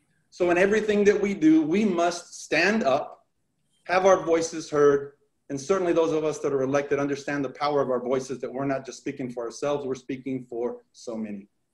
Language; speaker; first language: English; early bilingual, other home language; Spanish